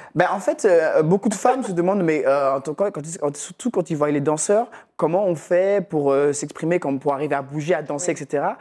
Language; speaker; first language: French; native; French